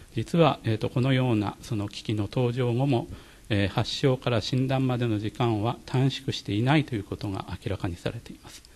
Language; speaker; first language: Japanese; native; Japanese